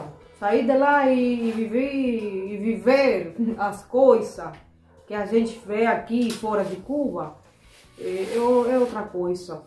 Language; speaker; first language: Portuguese; non-native, fluent; Spanish